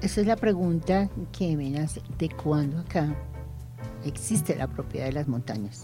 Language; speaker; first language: Spanish; native; Spanish